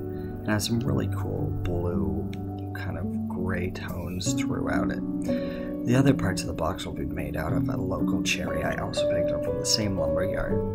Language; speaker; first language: English; native; English